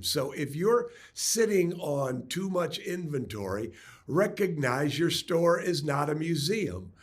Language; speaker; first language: English; native; English